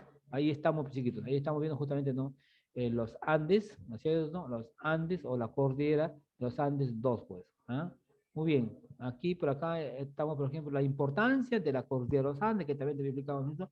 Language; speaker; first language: Spanish; native; Spanish